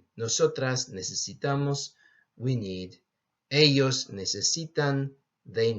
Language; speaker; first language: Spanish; non-native, fluent; English